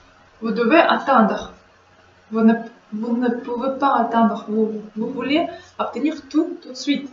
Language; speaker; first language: French; non-native, learner; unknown